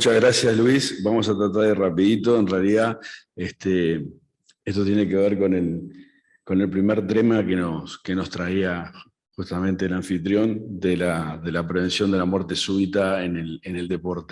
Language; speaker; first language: Spanish; native; Spanish